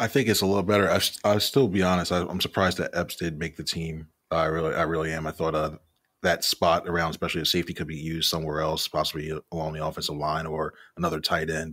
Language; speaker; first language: English; native; English